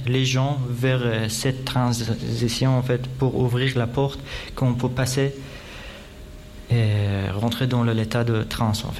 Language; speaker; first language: French; non-native, fluent; Persian